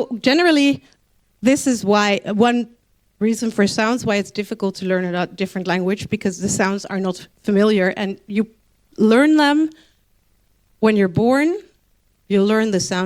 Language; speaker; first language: English; non-native, fluent; Dutch